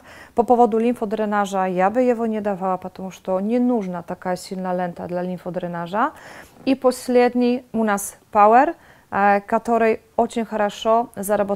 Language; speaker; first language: Russian; non-native, fluent; Polish